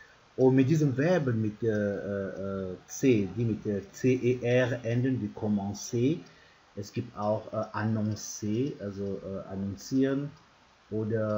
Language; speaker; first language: German; non-native, fluent; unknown